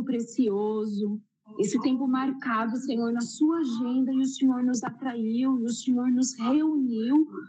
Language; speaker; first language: Portuguese; native; Portuguese